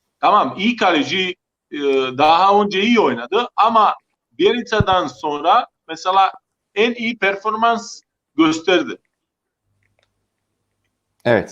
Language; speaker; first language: Turkish; non-native, learner; Croatian